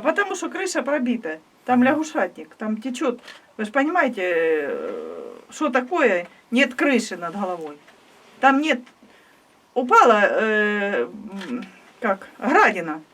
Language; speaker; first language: Russian; native; Russian